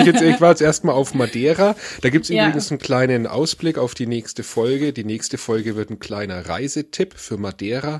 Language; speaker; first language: German; native; German